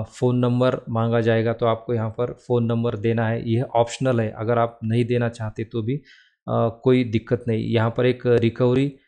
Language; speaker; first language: Hindi; non-native, local second language; Marathi